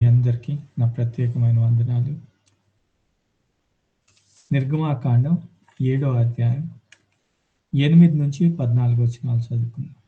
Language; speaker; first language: Telugu; native; Telugu